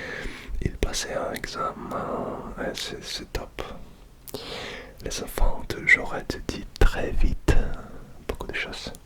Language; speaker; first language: French; non-native, learner; Russian